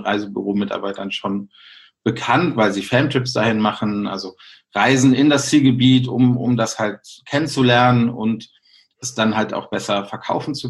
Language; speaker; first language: German; native; German